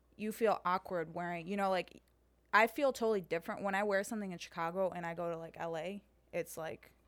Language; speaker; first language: English; early bilingual, heritage; Serbian